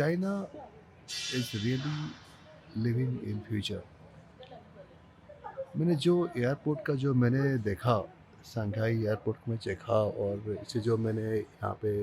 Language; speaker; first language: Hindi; non-native, local second language; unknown